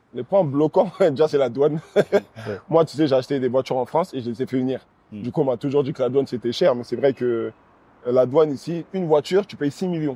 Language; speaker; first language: French; early bilingual, other home language; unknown